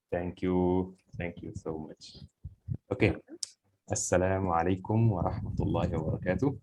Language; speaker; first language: Indonesian; non-native, fluent; Arabic